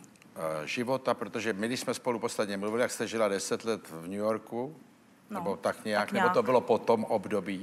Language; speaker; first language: Czech; native; Czech